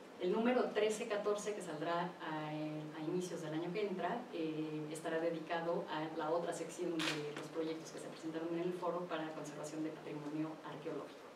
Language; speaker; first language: Spanish; native; Spanish